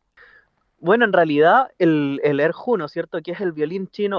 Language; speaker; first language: Spanish; native; Spanish